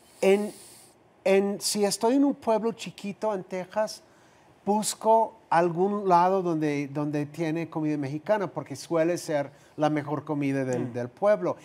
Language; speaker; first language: Spanish; non-native, fluent; English